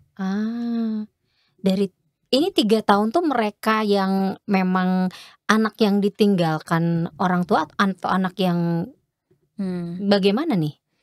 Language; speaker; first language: Indonesian; native; Indonesian